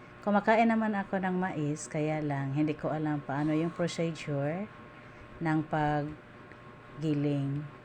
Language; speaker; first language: Filipino; non-native, local second language; Cebuano